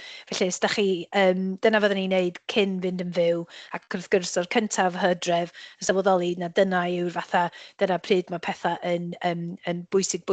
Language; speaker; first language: Welsh; native; Welsh